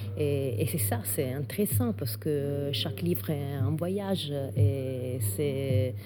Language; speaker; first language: French; non-native, fluent; Italian